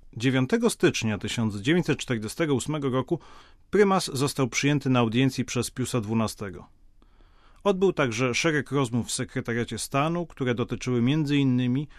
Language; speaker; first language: Polish; native; Polish